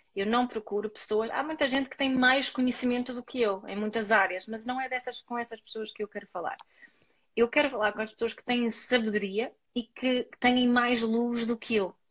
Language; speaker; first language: Portuguese; non-native, fluent; Swedish